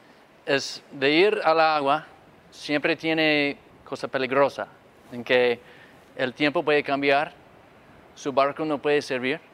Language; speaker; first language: Spanish; non-native, fluent; English